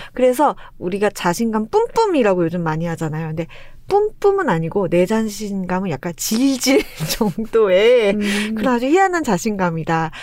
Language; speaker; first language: Korean; native; Korean